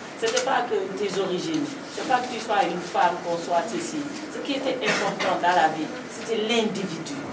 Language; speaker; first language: French; non-native, local second language; Wolof